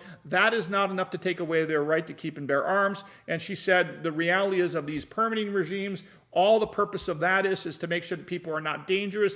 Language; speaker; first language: English; native; English